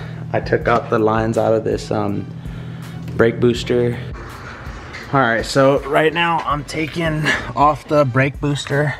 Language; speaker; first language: English; native; English